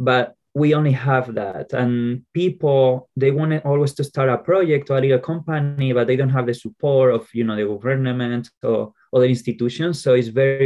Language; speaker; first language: English; non-native, fluent; Spanish